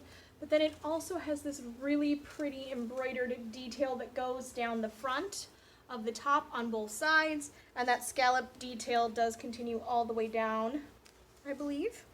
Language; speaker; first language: English; native; English